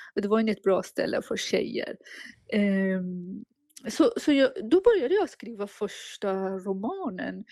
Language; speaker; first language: Swedish; non-native, fluent; Persian